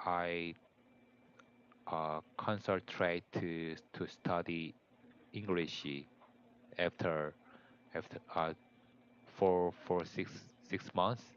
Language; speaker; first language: English; non-native, learner; Korean